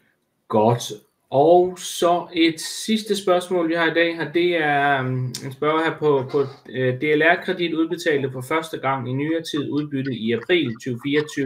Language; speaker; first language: Danish; native; Danish